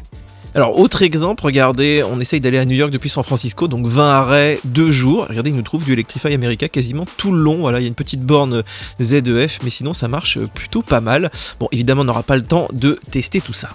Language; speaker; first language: French; native; French